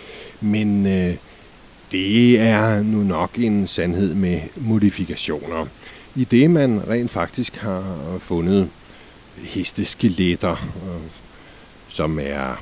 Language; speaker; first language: Danish; native; Danish